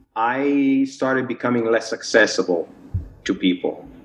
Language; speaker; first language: English; non-native, fluent; Bulgarian